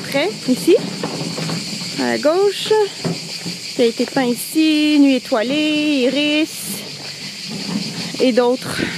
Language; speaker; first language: French; native; French